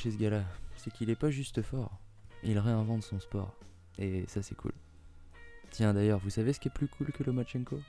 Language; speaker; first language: French; native; French